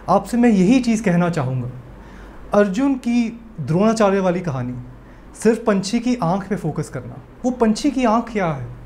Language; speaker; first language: Hindi; native; Hindi